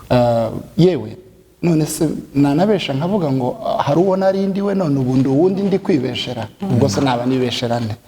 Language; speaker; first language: Kinyarwanda; native; Kinyarwanda